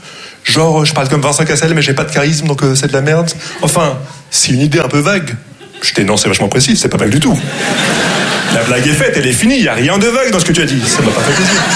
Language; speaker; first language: French; non-native, local second language; Arabic